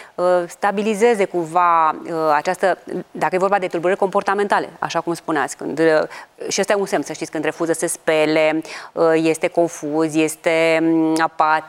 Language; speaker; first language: Romanian; native; Romanian